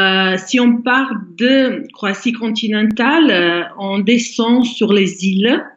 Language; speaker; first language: French; non-native, fluent; Croatian